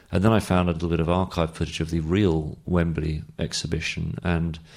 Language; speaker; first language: English; native; English